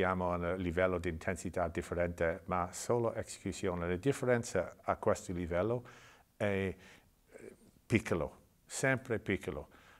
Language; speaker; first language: Italian; non-native, learner; English